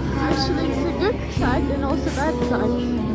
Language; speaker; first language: Turkish; non-native, fluent; Russian